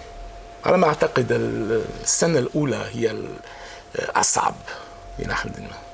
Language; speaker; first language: Arabic; non-native, fluent; French